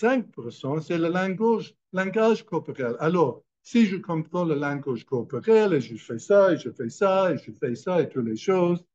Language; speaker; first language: French; non-native, fluent; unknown